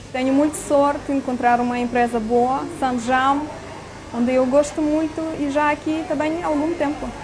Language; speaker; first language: Portuguese; non-native, fluent; Ukrainian